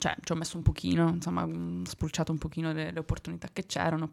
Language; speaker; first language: Italian; native; Italian